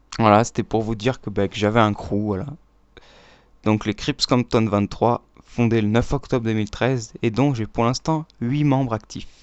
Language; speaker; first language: French; native; French